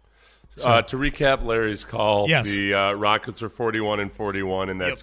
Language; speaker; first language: English; native; English